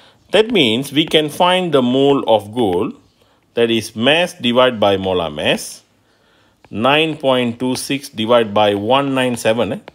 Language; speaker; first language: English; non-native, local second language; Malay